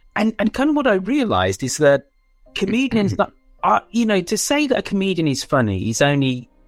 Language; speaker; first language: English; native; English